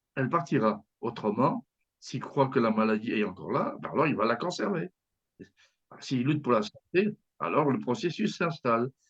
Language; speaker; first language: French; native; French